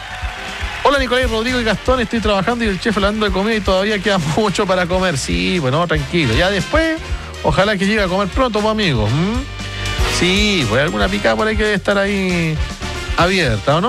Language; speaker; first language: Spanish; native; Spanish